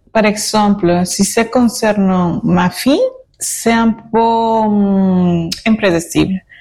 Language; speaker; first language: French; non-native, fluent; Spanish